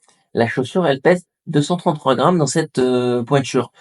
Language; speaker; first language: French; native; French